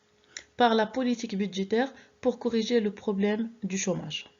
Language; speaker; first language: French; non-native, local second language; Arabic